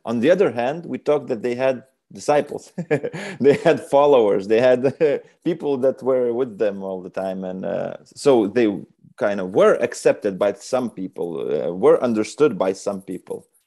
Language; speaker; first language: English; non-native, fluent; Lithuanian